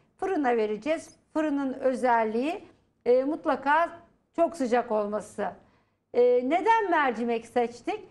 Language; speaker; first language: Turkish; native; Turkish